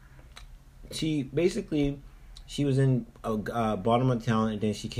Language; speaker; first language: English; native; English